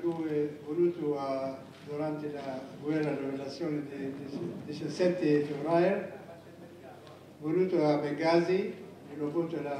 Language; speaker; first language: Italian; non-native, learner; Arabic